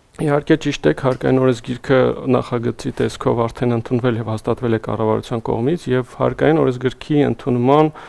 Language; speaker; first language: Armenian; native; Armenian